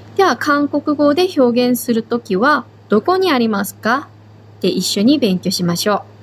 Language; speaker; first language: Japanese; non-native, fluent; Korean